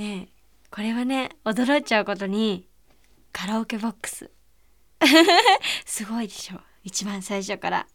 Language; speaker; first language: Japanese; native; Japanese